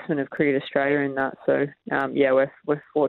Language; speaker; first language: English; native; English